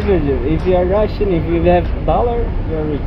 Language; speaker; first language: English; non-native, learner; Turkish